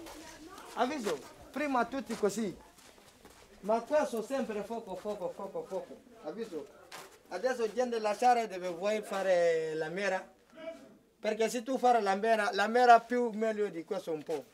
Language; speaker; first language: Italian; non-native, learner; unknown